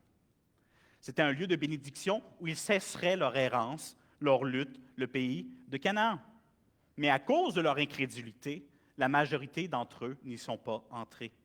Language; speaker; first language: French; native; French